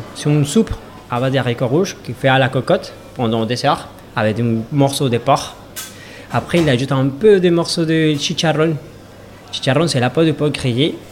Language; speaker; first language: French; non-native, learner; Spanish